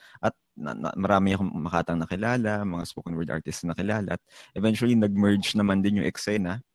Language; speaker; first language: Filipino; native; Filipino